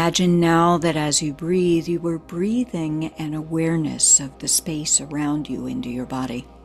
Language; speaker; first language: English; native; English